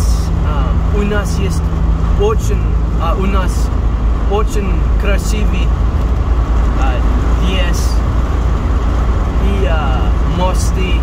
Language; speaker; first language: Russian; non-native, learner; English